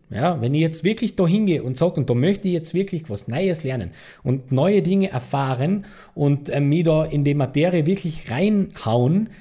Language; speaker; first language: German; native; German